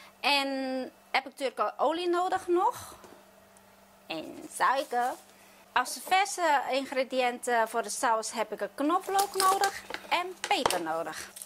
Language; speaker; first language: Dutch; non-native, fluent; Chinese